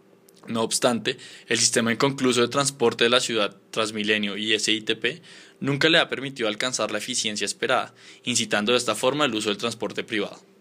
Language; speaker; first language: Spanish; native; Spanish